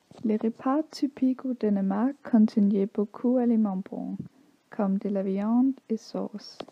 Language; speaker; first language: French; non-native, learner; Danish